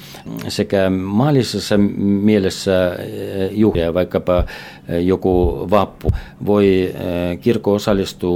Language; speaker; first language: Finnish; non-native, fluent; Russian